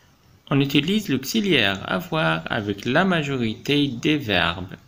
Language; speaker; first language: French; non-native, fluent; Arabic